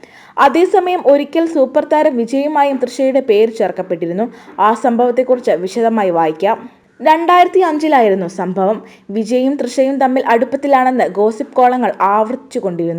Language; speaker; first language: Malayalam; native; Malayalam